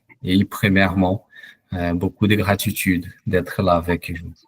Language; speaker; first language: French; non-native, fluent; Portuguese